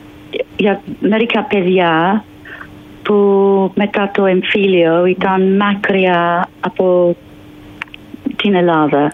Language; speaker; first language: Greek; non-native, fluent; English